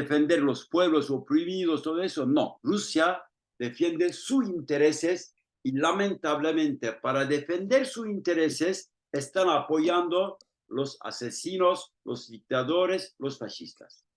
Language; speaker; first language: Spanish; non-native, fluent; Turkish